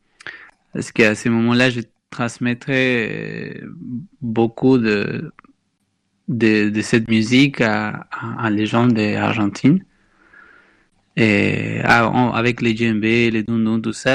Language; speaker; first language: French; non-native, fluent; Spanish